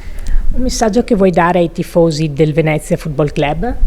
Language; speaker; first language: Italian; native; Italian